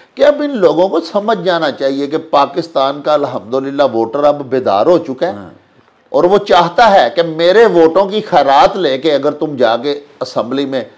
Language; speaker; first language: Urdu; non-native, local second language; Punjabi